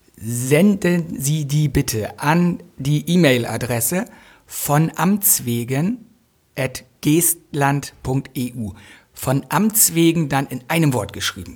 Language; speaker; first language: German; native; German